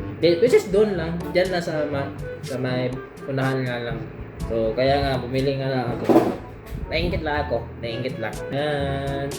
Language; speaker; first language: Filipino; non-native, local second language; Cebuano